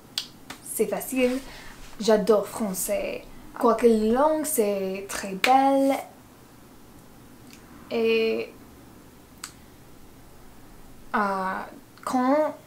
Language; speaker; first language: French; non-native, learner; English